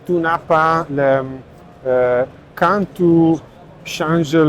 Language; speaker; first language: French; non-native, learner; Italian